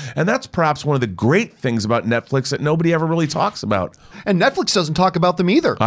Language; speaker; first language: English; native; English